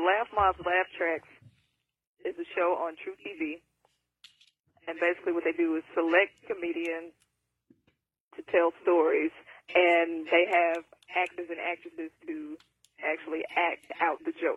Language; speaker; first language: English; native; English